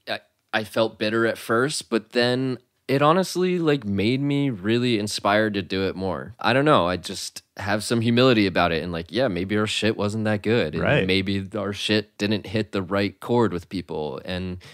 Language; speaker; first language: English; native; English